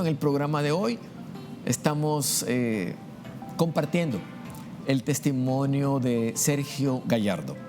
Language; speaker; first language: Spanish; native; Spanish